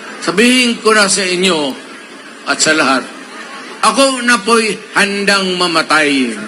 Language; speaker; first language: Filipino; non-native, local second language; Cebuano